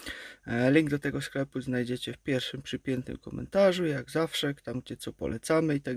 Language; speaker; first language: Polish; native; Polish